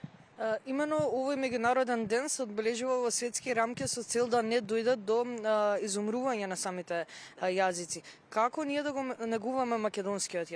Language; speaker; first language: Macedonian; native; Macedonian